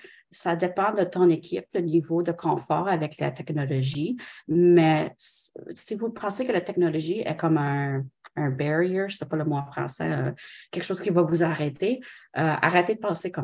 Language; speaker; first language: French; non-native, local second language; English